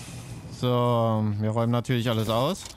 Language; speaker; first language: German; native; German